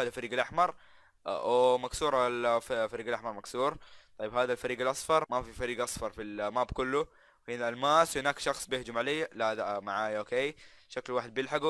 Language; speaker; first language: Arabic; native; Arabic